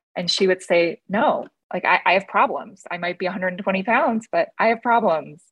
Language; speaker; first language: English; native; English